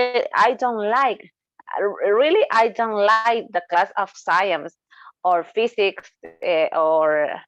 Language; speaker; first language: English; non-native, learner; Spanish